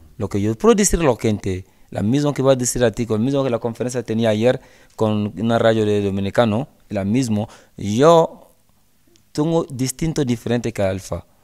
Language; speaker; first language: Spanish; non-native, learner; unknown